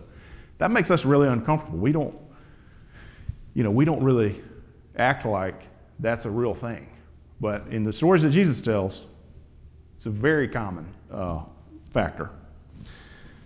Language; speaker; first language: English; native; English